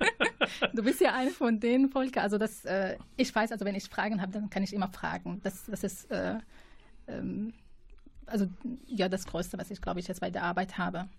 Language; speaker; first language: German; non-native, fluent; Arabic